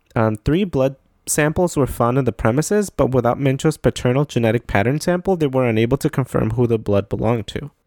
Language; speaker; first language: English; native; English